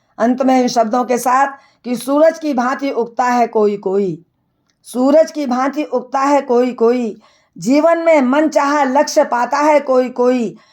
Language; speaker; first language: Hindi; native; Hindi